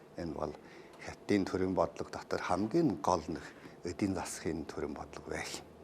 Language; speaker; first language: Mongolian; native; Mongolian